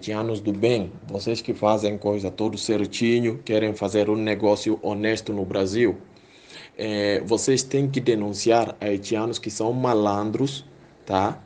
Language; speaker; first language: Portuguese; non-native, fluent; Haitian Creole